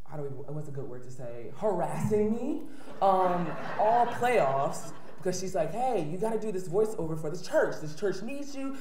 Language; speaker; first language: English; native; English